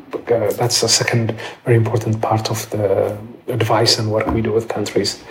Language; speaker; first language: English; non-native, fluent; Amharic